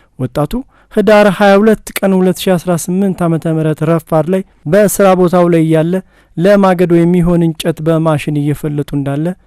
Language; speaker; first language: Amharic; native; Amharic